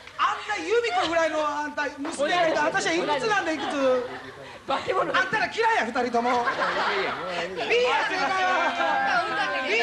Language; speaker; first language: Japanese; native; Japanese